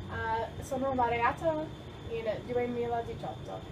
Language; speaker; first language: Italian; non-native, learner; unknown